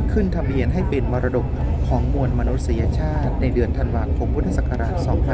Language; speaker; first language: Thai; native; Thai